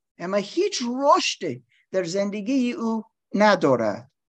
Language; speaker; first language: Persian; non-native, learner; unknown